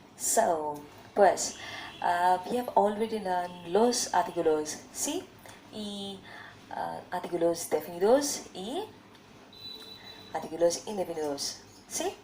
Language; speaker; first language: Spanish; non-native, learner; Bangla